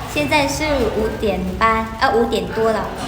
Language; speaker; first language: Chinese; non-native, learner; Vietnamese